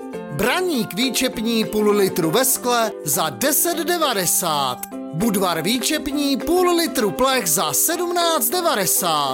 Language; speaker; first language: Czech; native; Czech